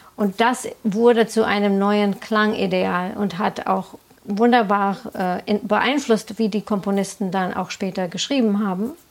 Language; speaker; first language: German; non-native, fluent; English